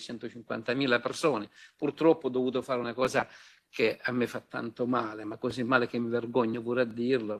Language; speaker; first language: Italian; native; Italian